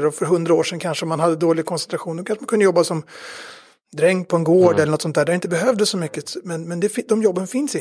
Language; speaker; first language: Swedish; native; Swedish